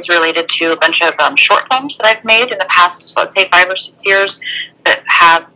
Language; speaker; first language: English; native; English